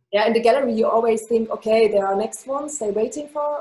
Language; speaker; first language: English; non-native, fluent; German